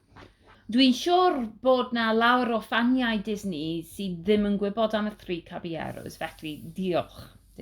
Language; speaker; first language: Welsh; non-native, learner; English